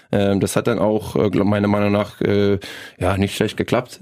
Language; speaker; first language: German; non-native, fluent; English